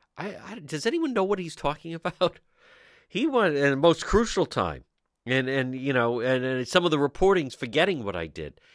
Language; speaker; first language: English; native; English